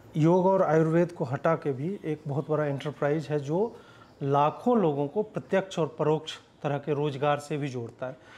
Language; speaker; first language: Hindi; native; Hindi